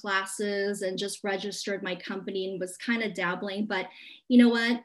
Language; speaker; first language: English; non-native, local second language; Cantonese